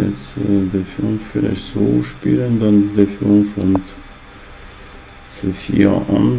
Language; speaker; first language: German; non-native, fluent; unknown